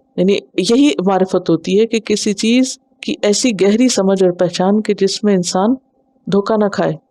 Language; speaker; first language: Urdu; native; Urdu